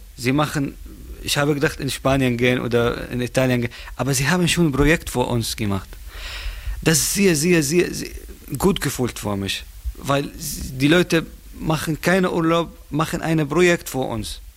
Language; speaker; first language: German; non-native, learner; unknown